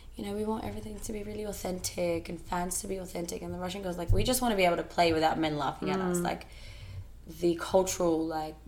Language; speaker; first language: English; native; English